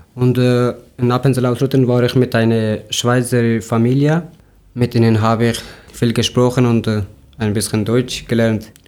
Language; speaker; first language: German; non-native, learner; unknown